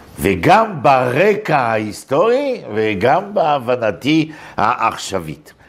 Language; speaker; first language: Hebrew; non-native, fluent; French